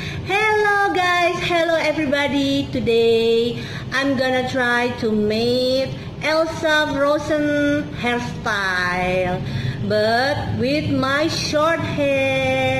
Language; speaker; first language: English; non-native, learner; Indonesian